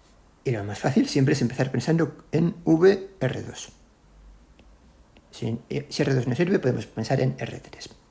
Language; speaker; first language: Spanish; native; Spanish